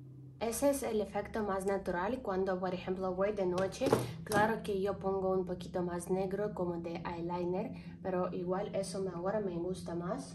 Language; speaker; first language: Spanish; non-native, learner; Ukrainian